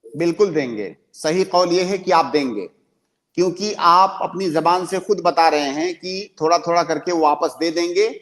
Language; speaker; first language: Urdu; native; Urdu